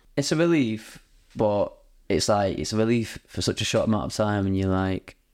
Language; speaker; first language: English; native; English